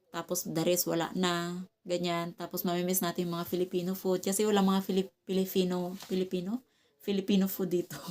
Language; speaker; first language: Filipino; non-native, local second language; Cebuano